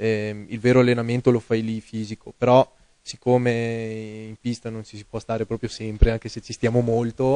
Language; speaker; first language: Italian; native; Italian